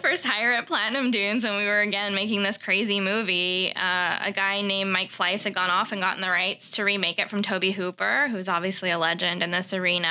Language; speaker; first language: English; native; English